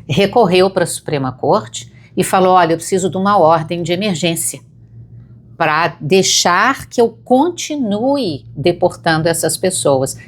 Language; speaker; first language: Portuguese; native; Portuguese